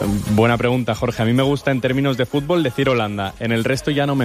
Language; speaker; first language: Spanish; native; Spanish